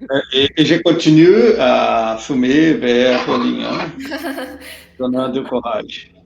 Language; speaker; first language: French; non-native, fluent; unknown